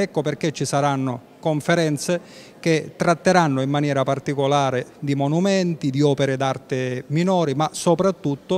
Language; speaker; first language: Italian; native; Italian